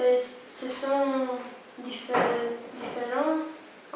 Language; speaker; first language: French; non-native, learner; Romanian